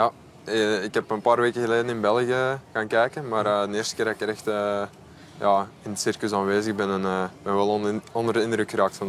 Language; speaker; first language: Dutch; native; Dutch